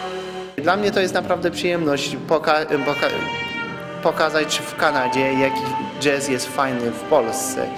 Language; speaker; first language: Polish; non-native, fluent; French